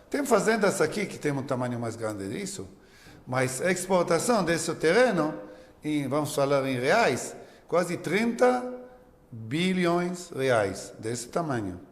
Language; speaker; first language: Portuguese; non-native, learner; Hebrew